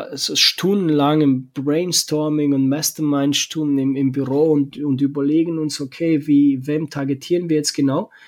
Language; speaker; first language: German; non-native, fluent; Romanian